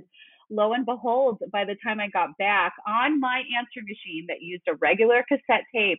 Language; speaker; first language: English; native; English